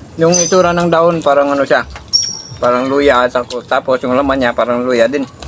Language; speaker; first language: Filipino; non-native, local second language; Cebuano